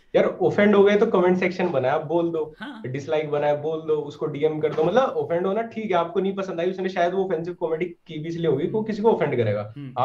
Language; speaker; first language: Hindi; native; Hindi